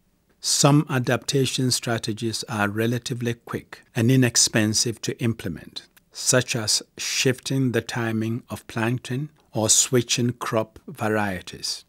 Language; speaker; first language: English; non-native, local second language; Akan